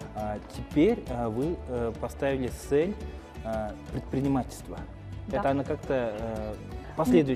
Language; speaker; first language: Russian; non-native, local second language; Kyrgyz